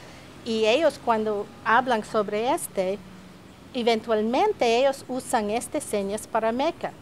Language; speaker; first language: Spanish; non-native, fluent; English